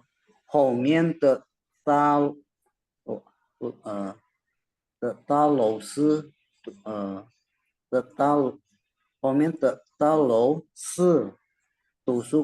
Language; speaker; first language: Chinese; non-native, learner; Indonesian